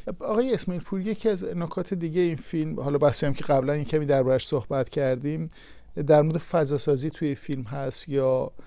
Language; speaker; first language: Persian; native; Persian